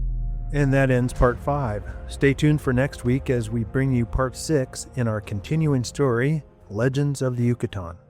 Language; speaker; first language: English; native; English